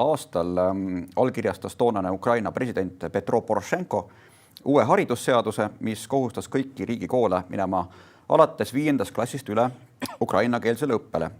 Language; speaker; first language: Estonian; native; Estonian